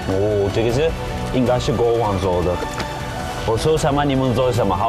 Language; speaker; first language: Chinese; non-native, fluent; Turkish